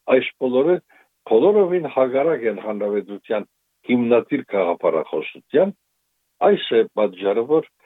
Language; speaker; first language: Armenian; native; Armenian